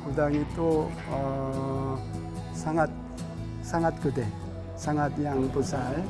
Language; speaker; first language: Indonesian; non-native, learner; Korean